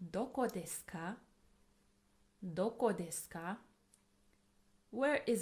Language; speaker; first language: Japanese; non-native, fluent; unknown